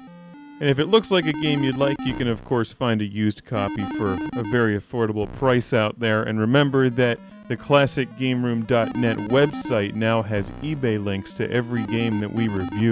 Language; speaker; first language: English; native; English